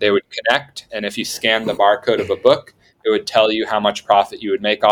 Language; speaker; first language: English; native; English